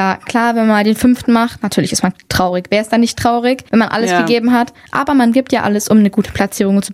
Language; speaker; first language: German; native; German